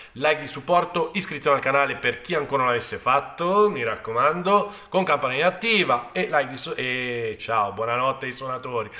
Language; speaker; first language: Italian; native; Italian